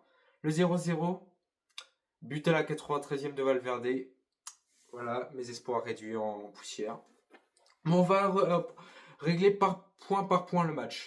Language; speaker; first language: French; native; French